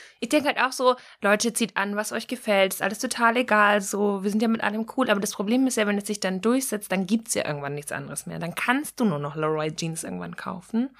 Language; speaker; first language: German; native; German